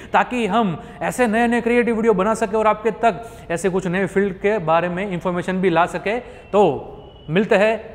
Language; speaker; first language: Hindi; non-native, local second language; Gujarati